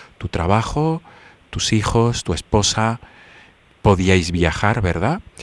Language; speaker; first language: Spanish; native; Spanish